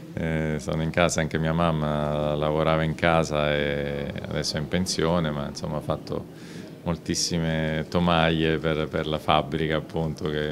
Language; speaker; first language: Italian; native; Italian